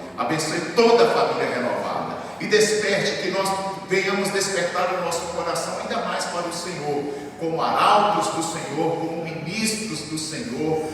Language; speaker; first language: Portuguese; native; Portuguese